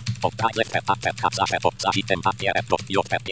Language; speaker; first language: Polish; native; Polish